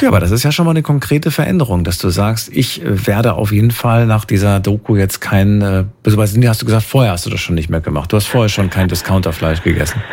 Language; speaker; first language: German; native; German